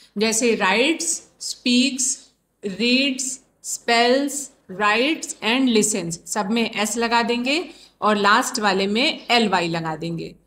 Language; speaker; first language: Hindi; native; Hindi